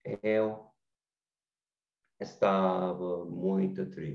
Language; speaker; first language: Portuguese; non-native, learner; English